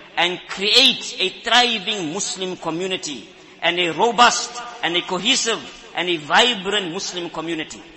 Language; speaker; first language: English; native; English